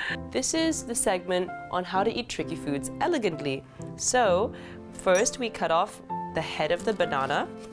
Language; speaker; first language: English; early bilingual, other home language; Chinese